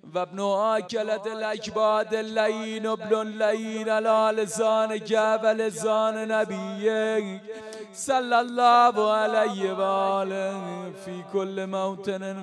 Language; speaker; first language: Arabic; non-native, fluent; Persian